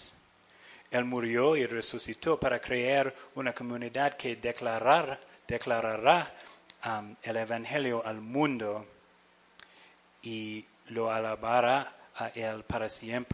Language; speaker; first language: Spanish; non-native, fluent; English